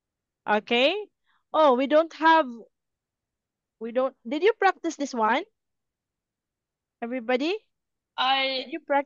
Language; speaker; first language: English; non-native, fluent; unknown